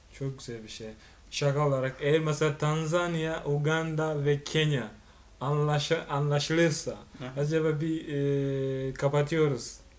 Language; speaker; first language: Turkish; non-native, fluent; Swahili